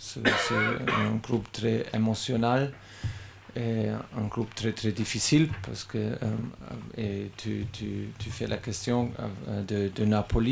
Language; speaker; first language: French; non-native, learner; German